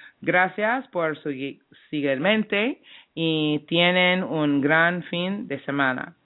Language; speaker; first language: Spanish; non-native, learner; English